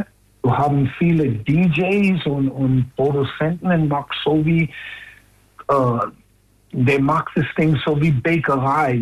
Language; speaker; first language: German; non-native, learner; English